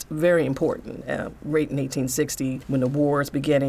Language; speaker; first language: English; native; English